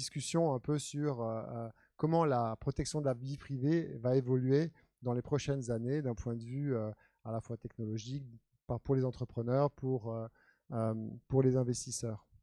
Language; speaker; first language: French; native; French